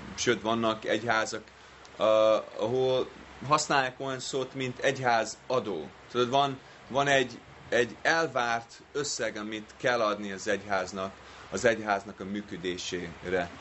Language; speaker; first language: Hungarian; non-native, fluent; English